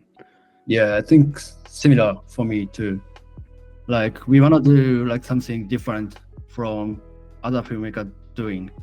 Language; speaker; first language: English; non-native, fluent; Japanese